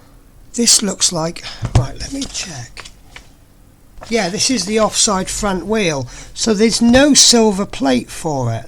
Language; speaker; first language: English; native; English